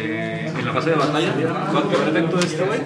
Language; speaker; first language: Spanish; native; Spanish